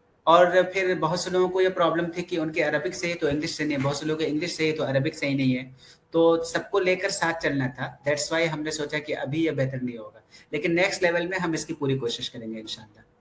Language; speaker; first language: Hindi; native; Hindi